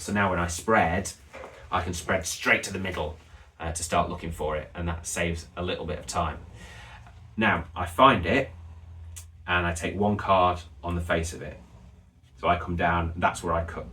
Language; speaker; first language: English; native; English